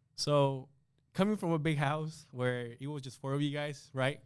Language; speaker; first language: English; early bilingual, other home language; Spanish